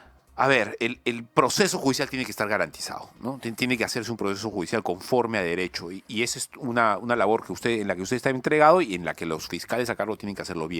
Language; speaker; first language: Spanish; native; Spanish